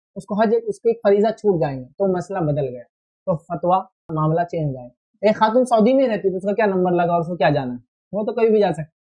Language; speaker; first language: Urdu; native; Urdu